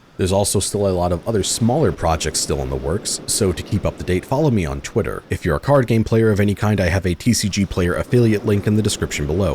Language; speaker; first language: English; native; English